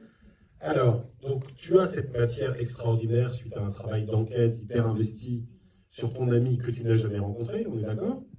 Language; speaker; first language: French; native; French